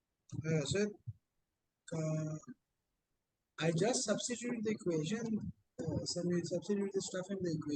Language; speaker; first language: English; non-native, local second language; Urdu